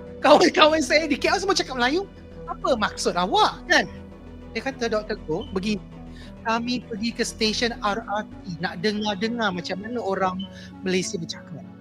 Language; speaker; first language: Malay; non-native, local second language; Chinese